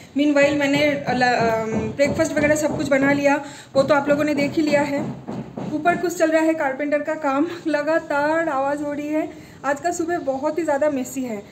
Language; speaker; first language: Hindi; non-native, local second language; Bangla